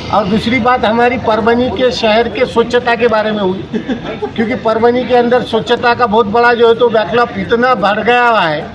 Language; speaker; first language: Hindi; native; Hindi